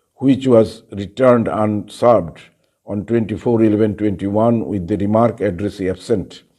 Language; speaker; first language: English; non-native, local second language; Bangla